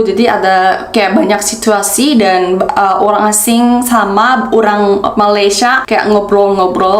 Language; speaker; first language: Indonesian; non-native, fluent; Korean